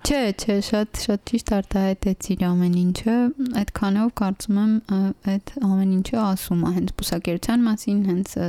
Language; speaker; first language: Armenian; native; Armenian